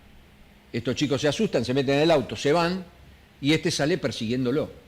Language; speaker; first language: Spanish; native; Spanish